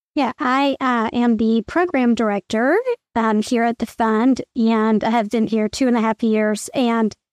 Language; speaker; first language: English; native; English